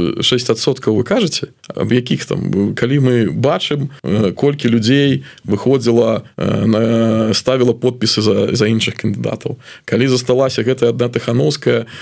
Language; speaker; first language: Belarusian; native; Belarusian